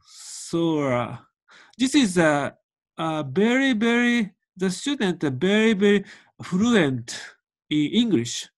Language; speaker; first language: English; non-native, learner; Japanese